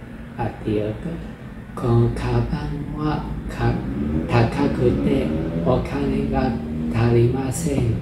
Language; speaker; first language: Japanese; non-native, fluent; Chinese